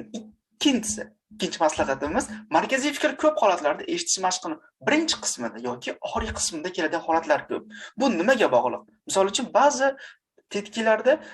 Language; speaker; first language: Uzbek; native; Uzbek